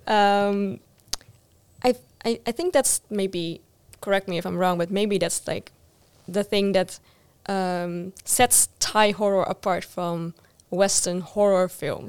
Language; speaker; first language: English; non-native, fluent; Dutch